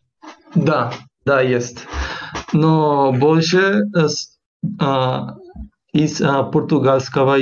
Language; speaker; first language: Russian; non-native, fluent; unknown